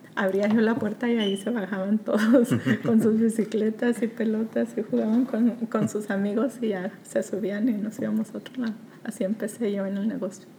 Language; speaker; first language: Spanish; native; Spanish